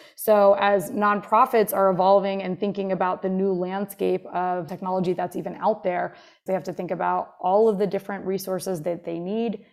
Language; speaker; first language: English; native; English